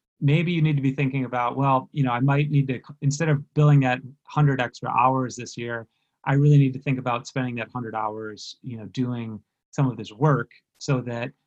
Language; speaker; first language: English; native; English